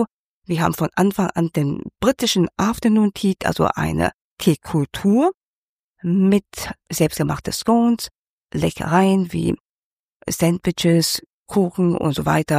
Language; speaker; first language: German; non-native, fluent; Cantonese